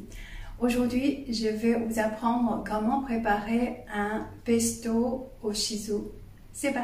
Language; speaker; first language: French; non-native, fluent; Chinese